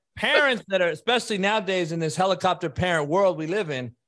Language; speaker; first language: English; native; English